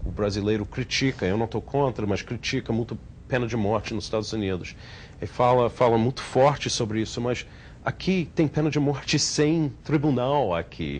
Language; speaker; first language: Portuguese; non-native, fluent; English